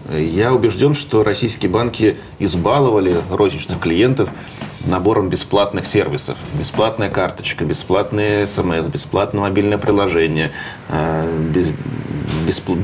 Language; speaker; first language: Russian; native; Russian